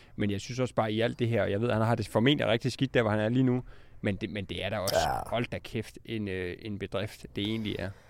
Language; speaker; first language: Danish; native; Danish